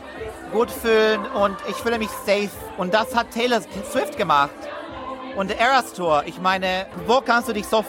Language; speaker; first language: German; non-native, learner; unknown